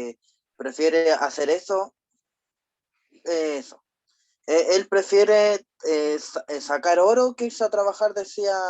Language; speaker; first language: Spanish; native; Spanish